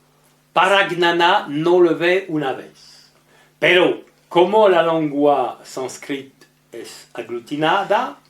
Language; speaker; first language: Spanish; non-native, learner; French